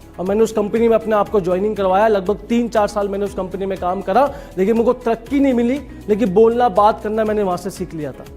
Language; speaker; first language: Hindi; native; Hindi